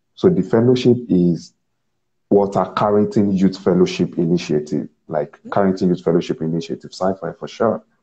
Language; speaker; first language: English; non-native, local second language; Yoruba